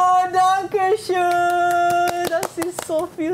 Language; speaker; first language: German; non-native, learner; Malay